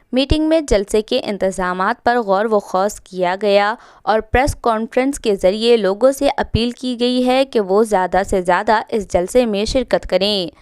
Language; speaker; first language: Urdu; native; Urdu